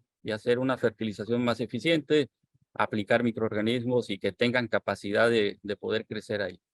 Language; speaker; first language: Spanish; native; Spanish